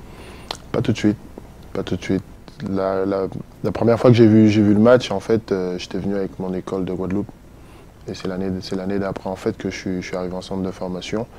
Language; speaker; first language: French; native; French